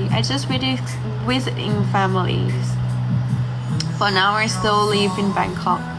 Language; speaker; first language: English; non-native, learner; Thai